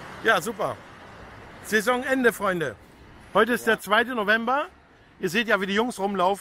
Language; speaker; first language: German; native; German